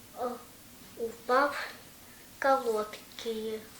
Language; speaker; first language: Russian; non-native, local second language; Yakut